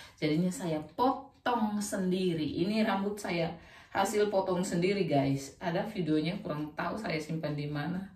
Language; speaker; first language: Indonesian; non-native, local second language; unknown